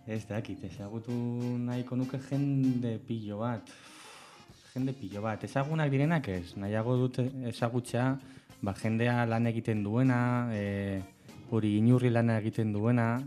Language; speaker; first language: Basque; non-native, local second language; Spanish